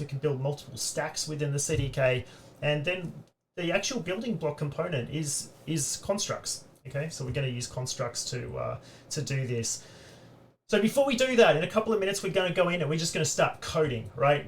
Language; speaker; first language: English; native; English